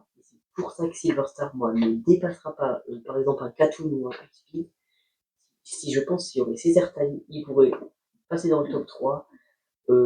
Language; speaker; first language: French; native; French